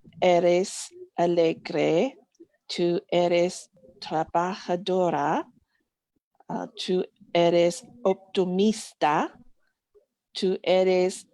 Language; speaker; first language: Spanish; non-native, learner; English